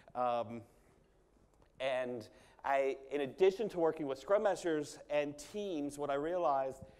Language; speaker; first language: English; native; English